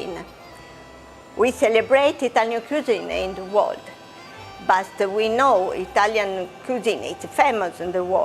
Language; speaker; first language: English; non-native, fluent; Italian